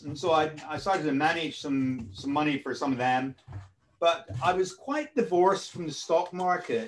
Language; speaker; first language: English; native; English